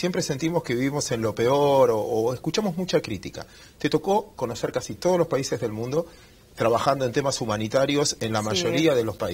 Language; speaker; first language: Spanish; native; Spanish